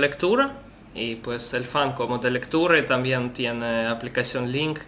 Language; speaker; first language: Spanish; non-native, learner; Russian